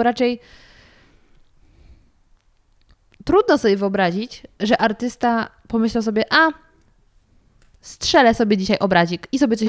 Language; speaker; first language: Polish; native; Polish